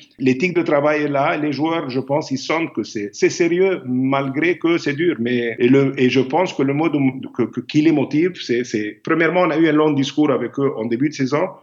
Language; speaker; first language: French; non-native, fluent; Arabic